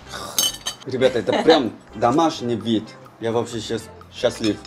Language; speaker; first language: Russian; non-native, fluent; Korean